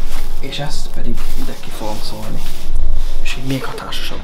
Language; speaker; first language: Hungarian; native; Hungarian